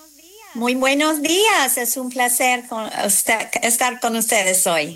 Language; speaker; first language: Spanish; non-native, fluent; English